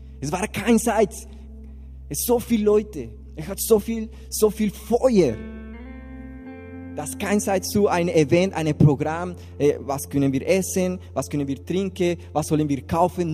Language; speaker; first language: German; non-native, learner; Spanish